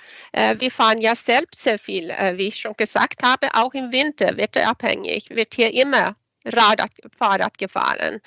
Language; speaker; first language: German; non-native, fluent; Swedish